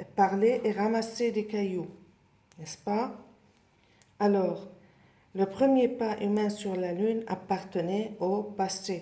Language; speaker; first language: French; non-native, local second language; Arabic